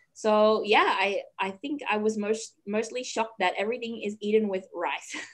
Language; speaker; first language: English; early bilingual, other home language; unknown